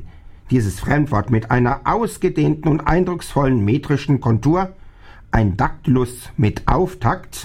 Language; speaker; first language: German; native; German